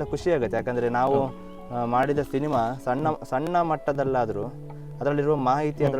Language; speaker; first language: Kannada; non-native, local second language; Konkani